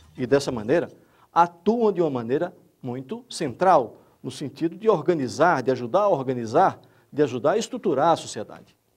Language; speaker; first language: Portuguese; native; Portuguese